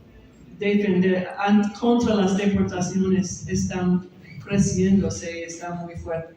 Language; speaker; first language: Spanish; non-native, learner; English